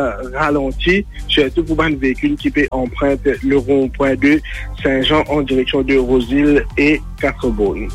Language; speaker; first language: French; non-native, local second language; Morisyen